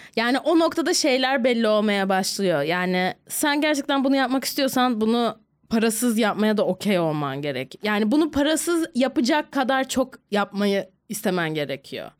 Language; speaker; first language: Turkish; native; Turkish